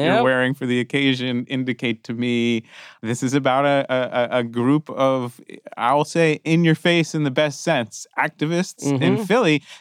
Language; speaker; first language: English; native; English